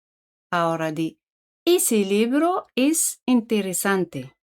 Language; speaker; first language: Spanish; non-native, fluent; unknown